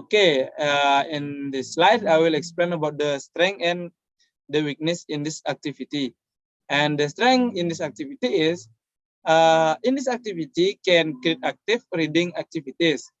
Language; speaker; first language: English; non-native, learner; Indonesian